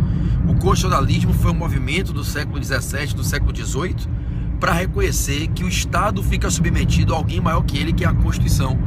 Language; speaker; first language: Portuguese; native; Portuguese